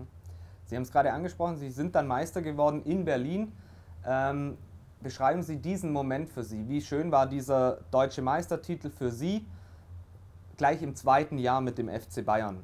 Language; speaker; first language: German; native; German